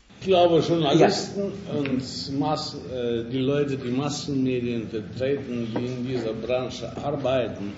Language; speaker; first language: German; non-native, fluent; Russian